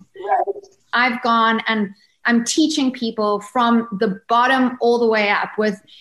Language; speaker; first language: English; native; English